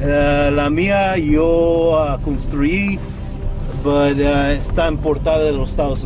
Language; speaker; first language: Spanish; early bilingual, heritage; Spanish